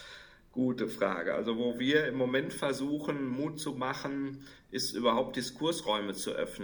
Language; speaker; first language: German; native; German